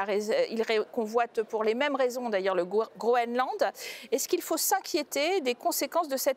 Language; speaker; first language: French; native; French